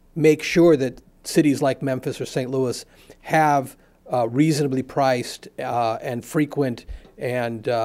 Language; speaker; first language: English; native; English